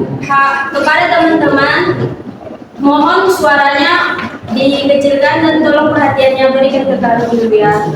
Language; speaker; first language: Indonesian; native; Indonesian